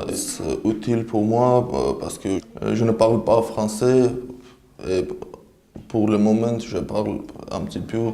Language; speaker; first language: French; non-native, learner; Armenian